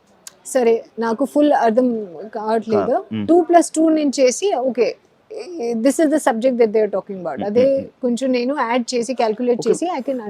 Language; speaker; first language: Telugu; non-native, learner; Hindi